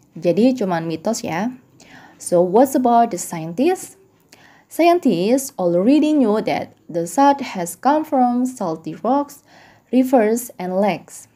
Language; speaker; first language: English; non-native, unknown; Indonesian